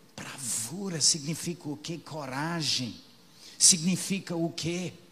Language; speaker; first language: Portuguese; non-native, fluent; English